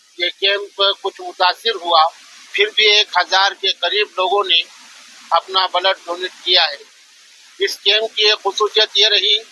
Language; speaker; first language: Urdu; native; Urdu